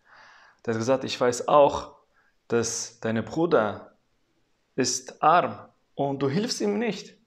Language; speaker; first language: German; non-native, fluent; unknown